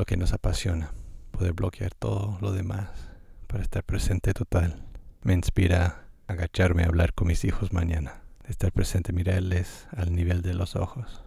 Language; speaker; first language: Spanish; non-native, fluent; English